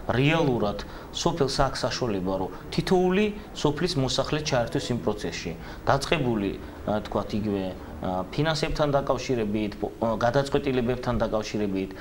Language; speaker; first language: Georgian; native; Georgian